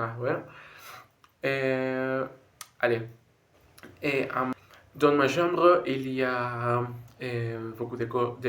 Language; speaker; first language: French; non-native, learner; Spanish